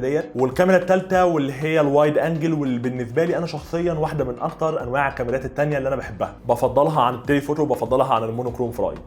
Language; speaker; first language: Arabic; native; Arabic